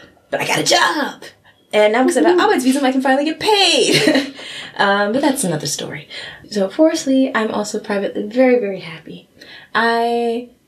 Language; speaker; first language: English; early bilingual, other home language; German